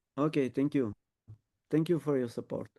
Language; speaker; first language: English; non-native, learner; Ukrainian